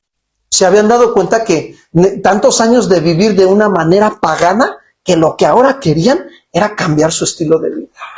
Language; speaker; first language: Spanish; native; Spanish